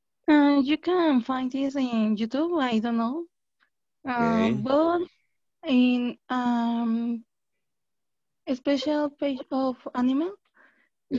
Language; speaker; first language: English; non-native, learner; Spanish